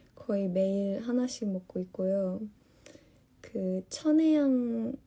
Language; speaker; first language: Korean; early bilingual, heritage; Korean